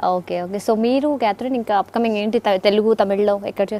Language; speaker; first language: Telugu; native; Telugu